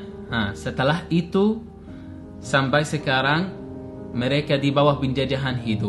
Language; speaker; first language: Indonesian; non-native, fluent; Arabic